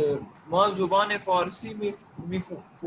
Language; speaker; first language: Persian; non-native, learner; Urdu